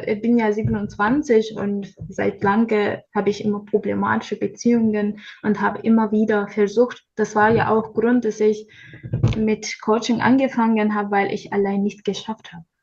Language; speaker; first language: German; non-native, learner; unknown